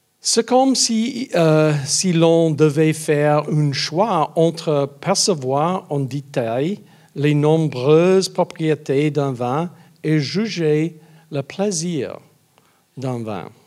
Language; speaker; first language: French; non-native, learner; English